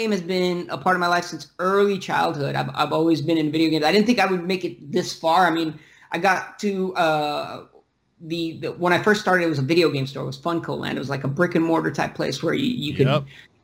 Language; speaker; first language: English; early bilingual, other home language; Russian